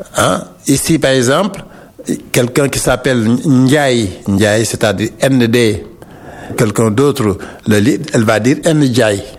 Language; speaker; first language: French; non-native, local second language; Wolof